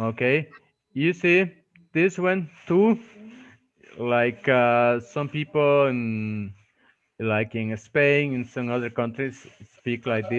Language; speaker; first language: English; non-native, fluent; Spanish